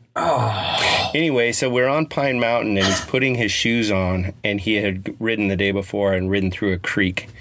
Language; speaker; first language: English; native; English